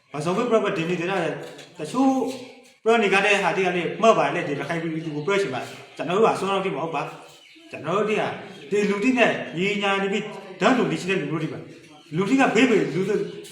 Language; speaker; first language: Burmese; native; Burmese